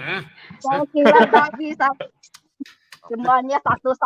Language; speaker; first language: Indonesian; non-native, learner; Cantonese